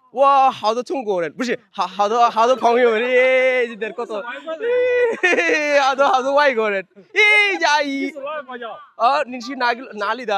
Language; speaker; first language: Chinese; non-native, fluent; Bangla